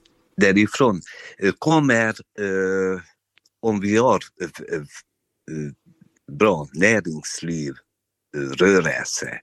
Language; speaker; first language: Swedish; non-native, learner; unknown